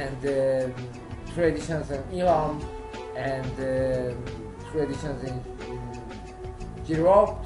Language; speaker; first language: English; non-native, learner; Persian